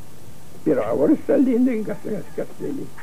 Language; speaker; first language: Spanish; non-native, learner; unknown